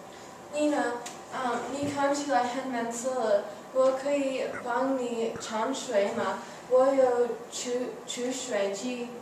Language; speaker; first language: Chinese; non-native, learner; English